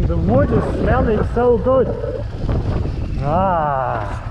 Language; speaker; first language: English; non-native, fluent; German